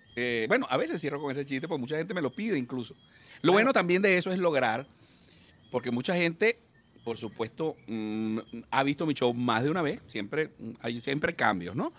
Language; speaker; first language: Spanish; native; Spanish